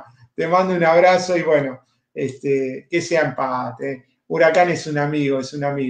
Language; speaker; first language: Spanish; native; Spanish